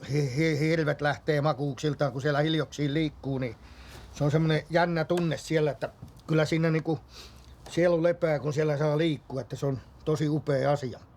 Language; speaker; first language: Finnish; native; Finnish